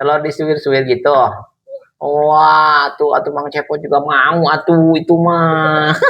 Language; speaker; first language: Indonesian; non-native, local second language; Sundanese